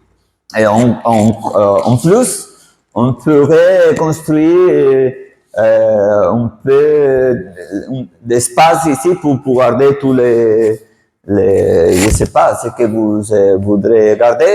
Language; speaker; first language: French; non-native, fluent; Spanish